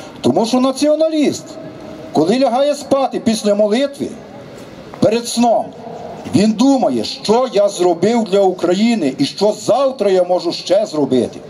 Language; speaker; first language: Ukrainian; native; Ukrainian